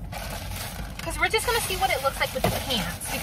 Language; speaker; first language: English; native; English